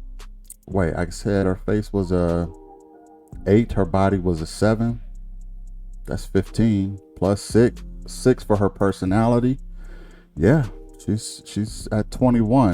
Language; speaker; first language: English; native; English